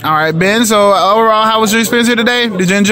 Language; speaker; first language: English; native; English